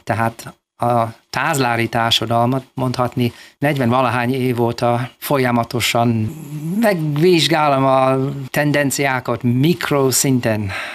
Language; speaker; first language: Hungarian; non-native, fluent; English